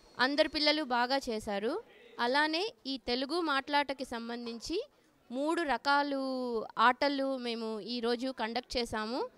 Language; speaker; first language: Telugu; native; Telugu